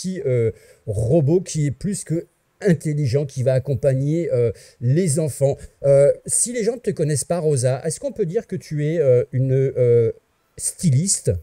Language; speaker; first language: French; native; French